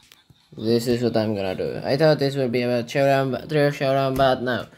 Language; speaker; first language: English; non-native, learner; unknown